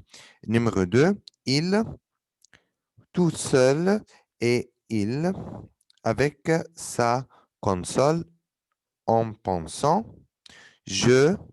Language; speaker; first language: French; non-native, fluent; Arabic